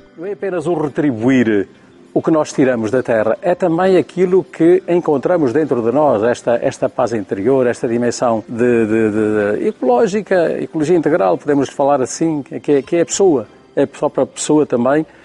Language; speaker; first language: Portuguese; native; Portuguese